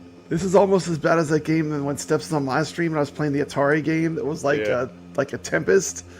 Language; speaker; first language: English; native; English